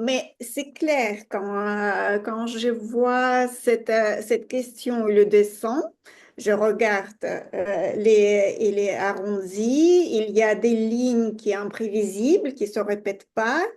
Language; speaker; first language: French; non-native, fluent; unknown